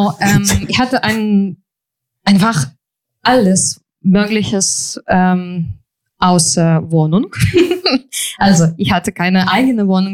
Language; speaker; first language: German; non-native, fluent; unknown